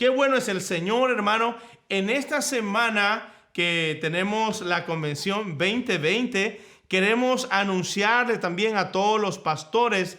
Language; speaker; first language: Spanish; native; Spanish